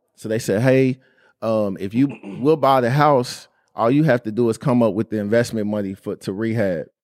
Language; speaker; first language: English; native; English